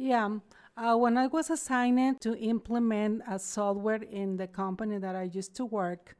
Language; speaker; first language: English; non-native, fluent; Spanish